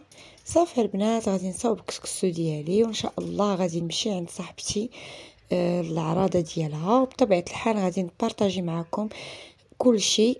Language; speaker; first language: Arabic; native; Arabic